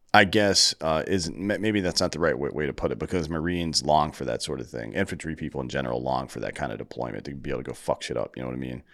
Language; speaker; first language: English; native; English